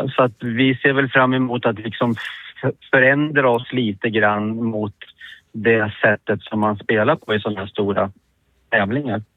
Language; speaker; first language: Swedish; native; Swedish